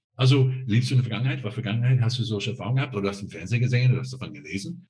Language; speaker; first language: German; non-native, fluent; English